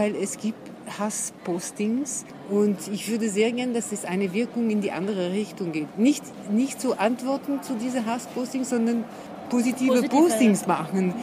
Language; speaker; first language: German; non-native, fluent; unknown